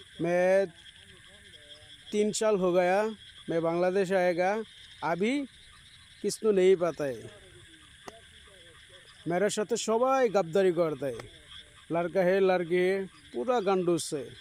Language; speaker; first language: Hindi; non-native, learner; Bangla